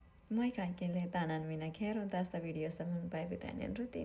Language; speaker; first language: Finnish; non-native, learner; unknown